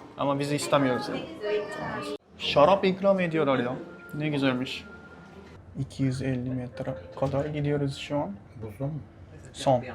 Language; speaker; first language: Turkish; non-native, fluent; Japanese